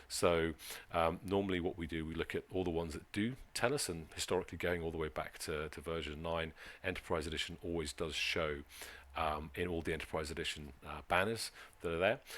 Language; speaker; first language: English; native; English